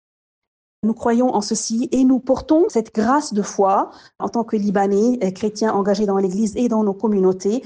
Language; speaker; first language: French; non-native, local second language; Arabic